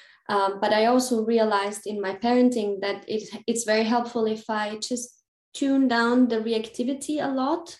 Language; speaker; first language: English; non-native, fluent; German